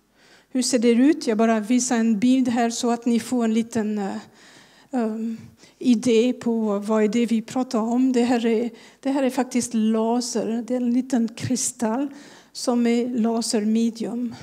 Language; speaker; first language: Swedish; non-native, fluent; French